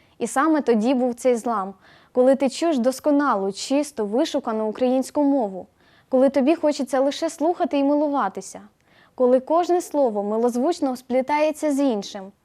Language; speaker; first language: Ukrainian; native; Ukrainian